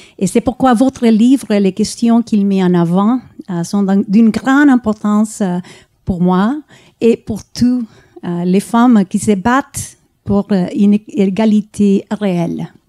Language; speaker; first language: French; non-native, fluent; Spanish